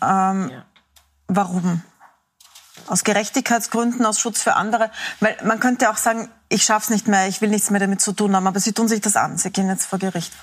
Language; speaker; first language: German; native; German